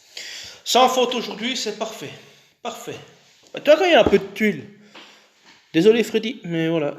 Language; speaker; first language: French; native; French